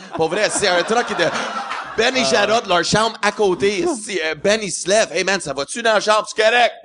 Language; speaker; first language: French; non-native, local second language; English